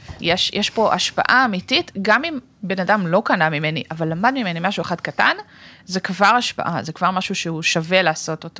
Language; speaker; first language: Hebrew; native; Hebrew